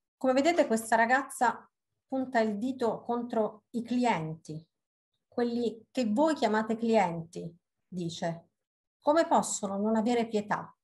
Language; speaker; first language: Italian; native; Italian